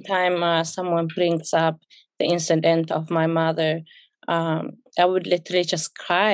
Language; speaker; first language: English; non-native, fluent; Somali